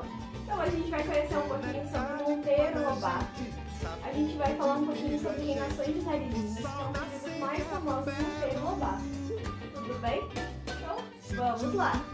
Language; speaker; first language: Portuguese; native; Portuguese